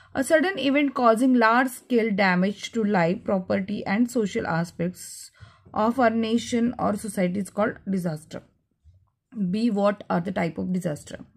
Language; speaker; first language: English; non-native, local second language; Marathi